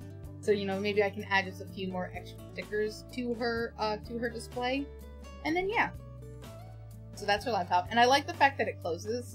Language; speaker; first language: English; native; English